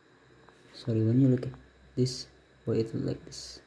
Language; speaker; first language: English; non-native, learner; Indonesian